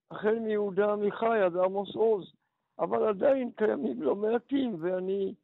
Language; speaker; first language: Hebrew; early bilingual, other home language; Polish